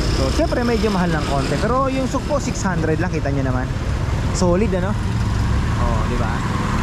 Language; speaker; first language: Filipino; native; Filipino